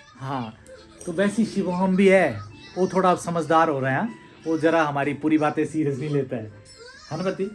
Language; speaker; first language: Hindi; native; Hindi